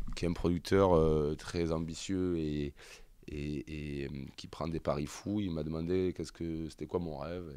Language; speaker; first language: French; native; French